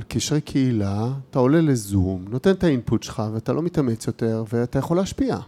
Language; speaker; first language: Hebrew; native; Hebrew